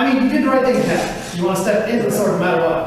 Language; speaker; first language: English; native; English